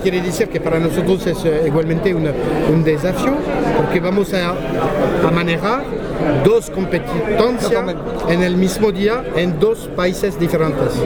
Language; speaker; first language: Spanish; non-native, fluent; French